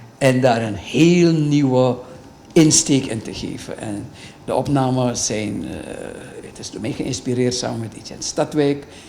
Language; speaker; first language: Dutch; native; Dutch